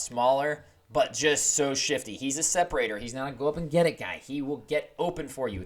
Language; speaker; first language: English; native; English